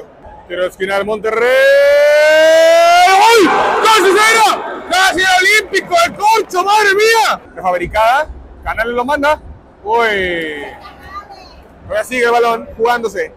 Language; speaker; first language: Spanish; native; Spanish